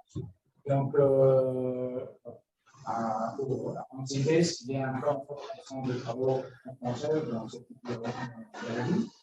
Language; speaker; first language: French; non-native, fluent; Spanish